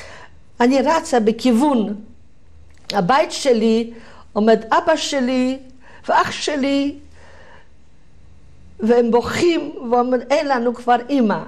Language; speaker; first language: Hebrew; non-native, fluent; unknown